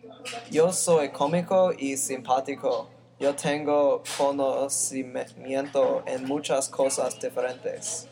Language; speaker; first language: Spanish; non-native, learner; English